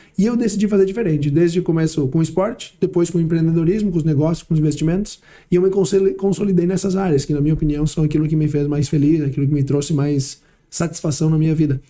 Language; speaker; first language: Portuguese; early bilingual, heritage; Portuguese